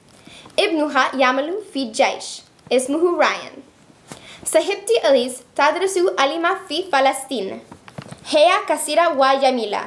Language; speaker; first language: Arabic; non-native, learner; English